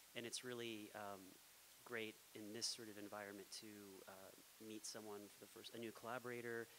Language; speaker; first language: English; native; English